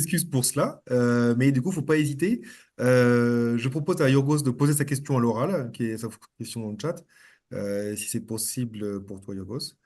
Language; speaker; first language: French; native; French